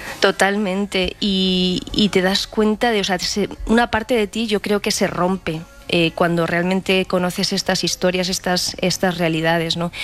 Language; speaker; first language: Spanish; native; Spanish